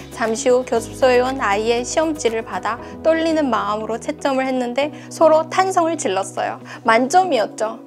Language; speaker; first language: Korean; non-native, fluent; Chinese